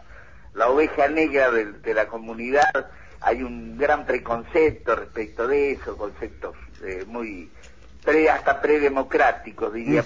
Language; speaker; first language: Spanish; native; Spanish